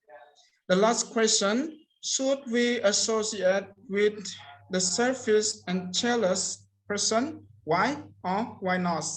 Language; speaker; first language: English; non-native, learner; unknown